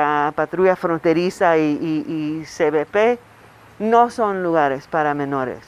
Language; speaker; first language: Spanish; non-native, fluent; English